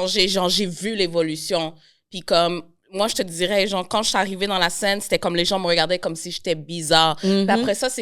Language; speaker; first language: French; native; French